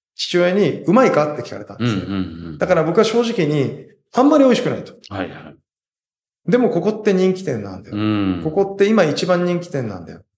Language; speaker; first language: Japanese; native; Japanese